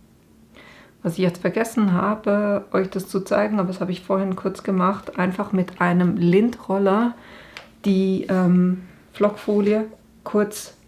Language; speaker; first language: German; native; German